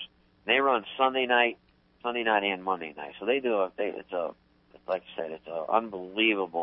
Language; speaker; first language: English; native; English